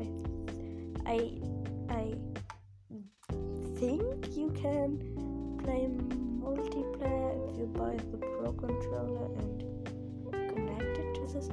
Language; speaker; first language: English; non-native, fluent; German